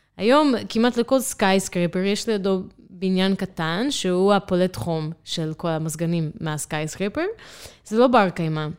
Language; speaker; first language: Hebrew; non-native, fluent; English